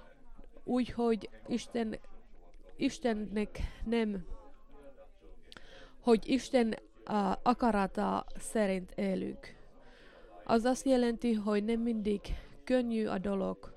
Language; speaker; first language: Hungarian; non-native, learner; Finnish